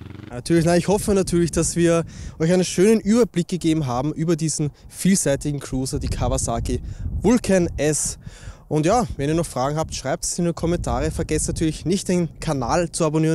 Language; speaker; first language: German; native; German